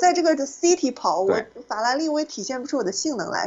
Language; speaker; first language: Chinese; native; Chinese